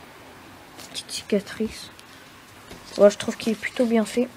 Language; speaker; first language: French; native; French